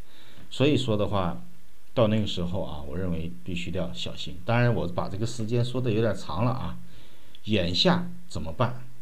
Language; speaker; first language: Chinese; native; Chinese